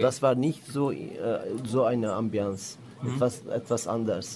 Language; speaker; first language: German; non-native, learner; Turkish